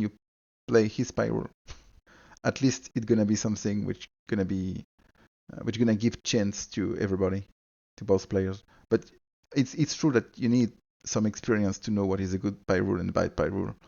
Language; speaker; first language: English; non-native, fluent; French